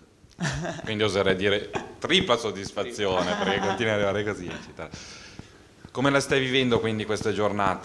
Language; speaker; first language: Italian; native; Italian